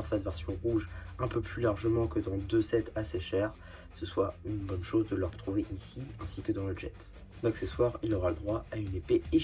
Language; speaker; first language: French; native; French